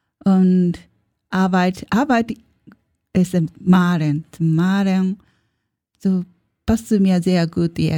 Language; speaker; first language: German; non-native, learner; Japanese